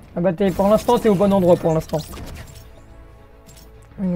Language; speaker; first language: French; native; French